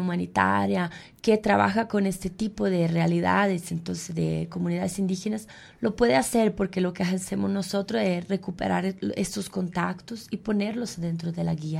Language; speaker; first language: Spanish; non-native, fluent; Italian